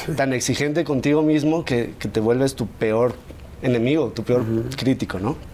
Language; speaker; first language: Spanish; native; Spanish